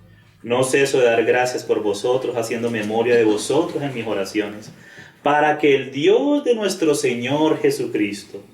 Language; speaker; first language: Spanish; native; Spanish